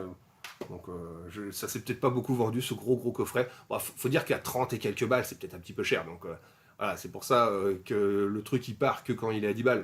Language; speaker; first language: French; native; French